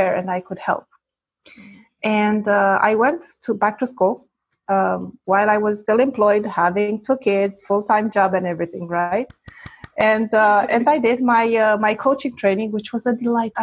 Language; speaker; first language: English; non-native, fluent; Romanian